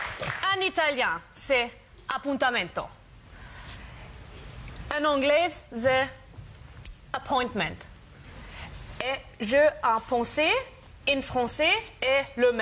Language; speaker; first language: French; non-native, learner; German